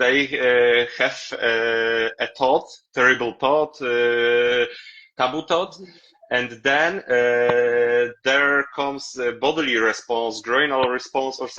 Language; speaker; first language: English; non-native, learner; Polish